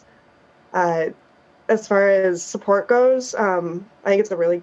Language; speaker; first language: English; native; English